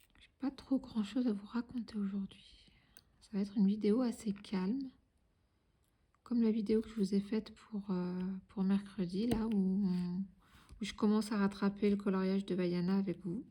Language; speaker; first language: French; native; French